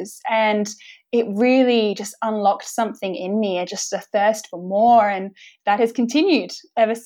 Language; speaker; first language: English; native; English